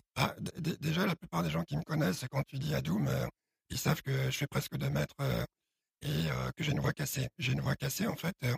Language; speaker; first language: French; early bilingual, other home language; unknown